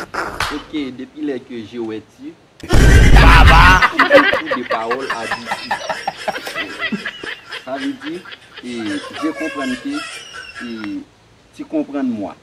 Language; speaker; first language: French; non-native, learner; Haitian Creole